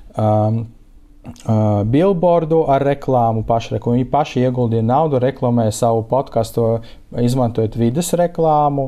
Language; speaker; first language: Latvian; non-native, local second language; Russian